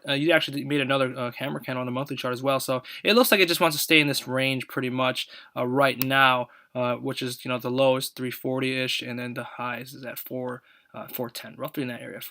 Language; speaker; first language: English; native; English